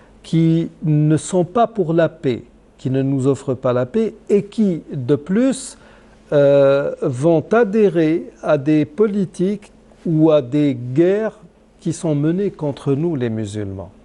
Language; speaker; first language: French; non-native, local second language; Arabic